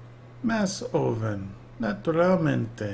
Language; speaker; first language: Spanish; non-native, learner; English